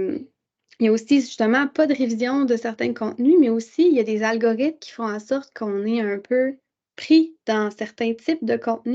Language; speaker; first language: French; native; French